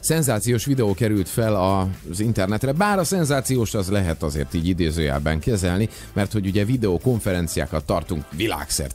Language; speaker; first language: Hungarian; native; Hungarian